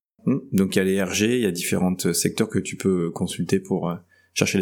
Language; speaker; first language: French; native; French